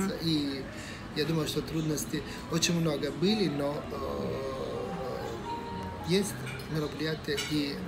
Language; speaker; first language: Russian; non-native, fluent; Italian